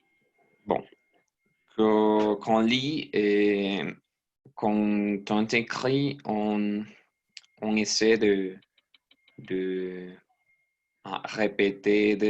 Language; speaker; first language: French; non-native, learner; Spanish